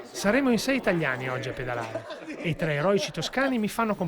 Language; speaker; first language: Italian; native; Italian